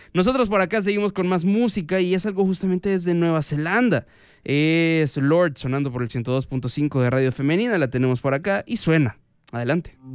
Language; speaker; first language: Spanish; native; Spanish